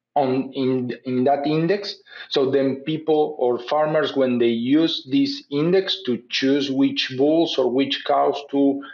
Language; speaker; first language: English; non-native, fluent; Spanish